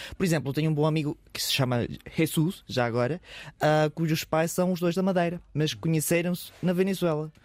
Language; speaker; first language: Portuguese; non-native, fluent; Spanish